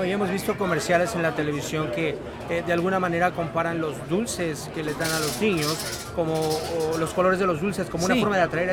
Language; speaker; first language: Spanish; native; Spanish